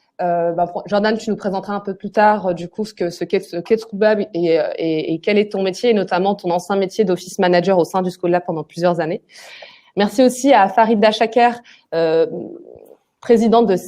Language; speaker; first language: French; native; French